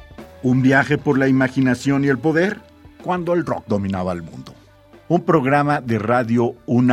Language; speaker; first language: Spanish; native; Spanish